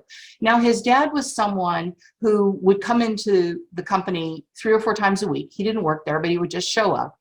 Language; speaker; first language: English; native; English